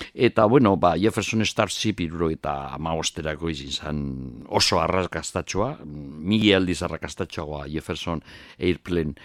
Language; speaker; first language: Basque; native; Basque